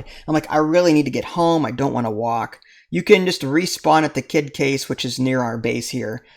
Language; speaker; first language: English; native; English